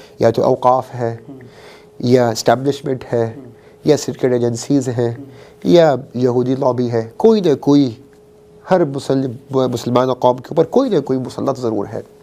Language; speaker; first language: Urdu; early bilingual, heritage; Urdu